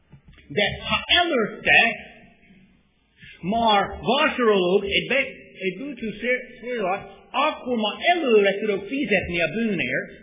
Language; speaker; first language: Hungarian; non-native, fluent; English